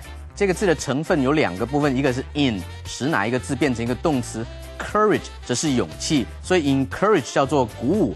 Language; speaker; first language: Chinese; native; Chinese